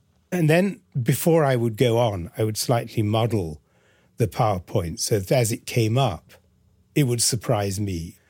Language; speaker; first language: English; early bilingual, other home language; French